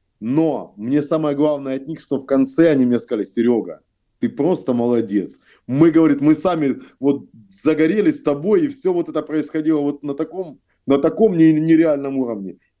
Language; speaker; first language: Russian; native; Russian